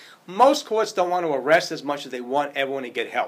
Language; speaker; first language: English; native; English